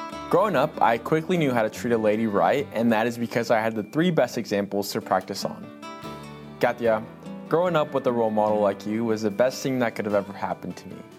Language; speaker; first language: English; early bilingual, other home language; Spanish